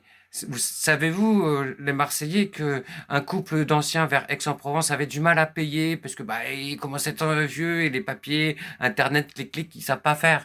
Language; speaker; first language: French; native; French